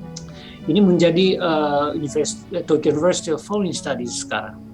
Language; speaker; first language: Indonesian; non-native, fluent; Japanese